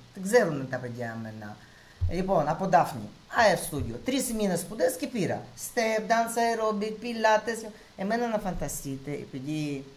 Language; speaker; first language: Greek; non-native, fluent; Russian